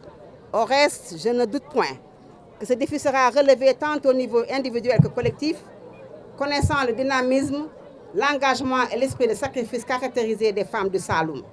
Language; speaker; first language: French; non-native, local second language; Wolof